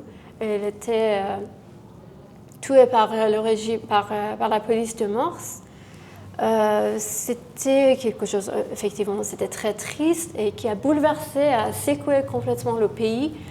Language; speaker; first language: French; non-native, fluent; Persian